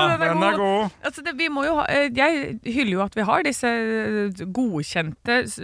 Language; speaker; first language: Norwegian; native; Norwegian